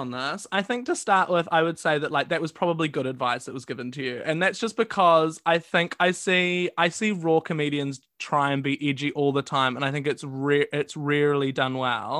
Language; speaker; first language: English; native; English